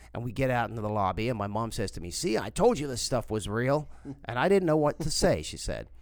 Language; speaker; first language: English; native; English